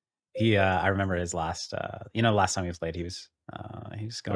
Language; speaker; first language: English; native; English